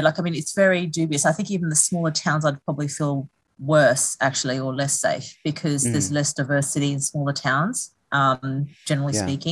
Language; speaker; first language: English; native; English